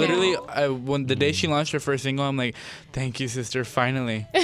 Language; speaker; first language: English; early bilingual, other home language; Spanish